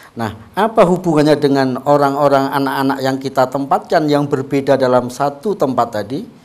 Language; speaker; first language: Indonesian; non-native, local second language; Javanese